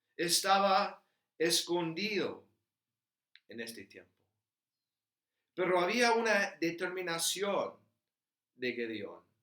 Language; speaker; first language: Spanish; non-native, fluent; English